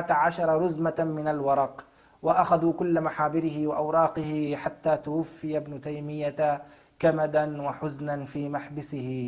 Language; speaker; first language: Arabic; native; Arabic